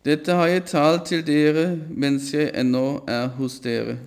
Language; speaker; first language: Norwegian; non-native, fluent; German